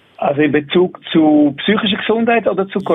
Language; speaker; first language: German; native; German